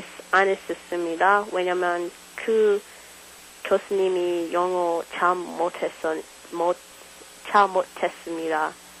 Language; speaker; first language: Korean; non-native, learner; English